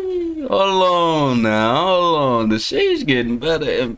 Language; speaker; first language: English; native; English